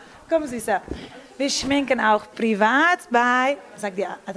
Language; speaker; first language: German; non-native, learner; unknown